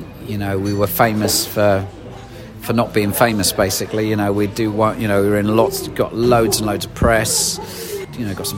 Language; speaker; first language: English; native; English